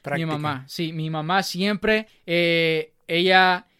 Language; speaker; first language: Spanish; native; Spanish